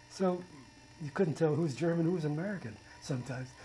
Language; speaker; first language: English; native; English